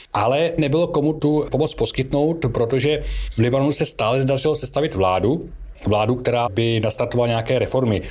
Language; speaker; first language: Czech; native; Czech